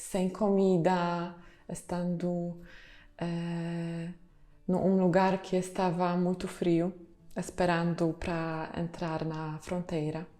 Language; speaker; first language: Portuguese; non-native, fluent; Polish